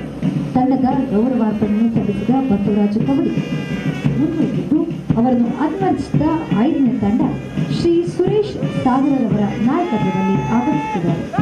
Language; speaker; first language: Kannada; native; Kannada